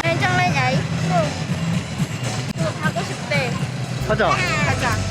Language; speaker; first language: Korean; non-native, fluent; Khmer